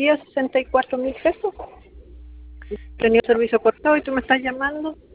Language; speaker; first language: Spanish; native; Spanish